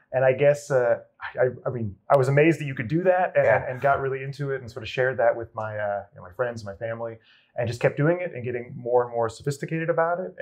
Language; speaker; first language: English; native; English